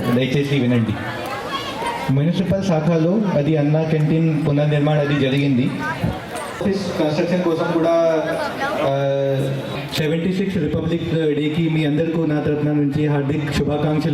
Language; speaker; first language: Telugu; non-native, learner; Hindi